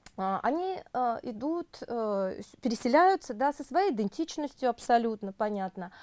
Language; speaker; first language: Russian; native; Russian